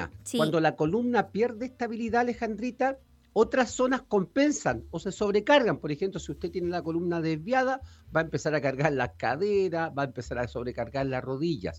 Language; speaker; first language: Spanish; native; Spanish